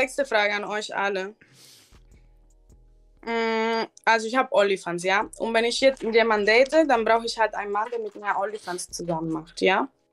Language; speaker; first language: German; non-native, learner; Spanish